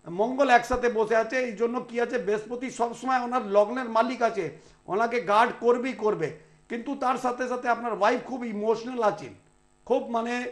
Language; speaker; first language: Bangla; non-native, local second language; Punjabi